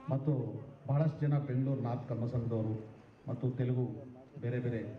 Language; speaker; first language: Kannada; non-native, local second language; Telugu